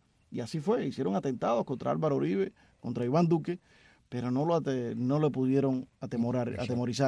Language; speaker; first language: Spanish; native; Spanish